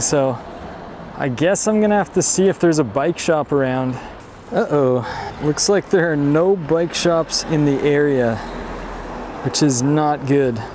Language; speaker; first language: English; native; English